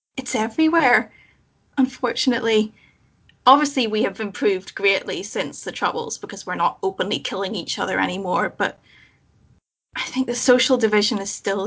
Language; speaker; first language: English; native; English